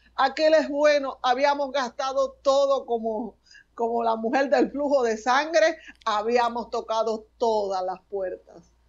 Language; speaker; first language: Spanish; native; Spanish